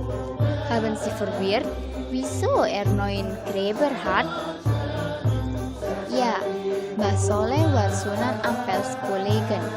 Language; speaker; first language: German; non-native, learner; Indonesian